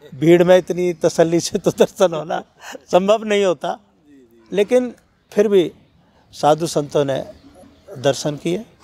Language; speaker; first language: Hindi; native; Hindi